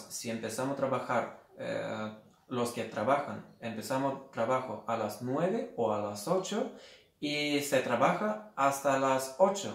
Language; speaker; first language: Spanish; non-native, fluent; Lithuanian